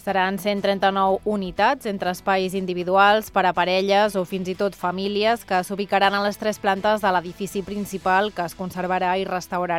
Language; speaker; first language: Catalan; native; Catalan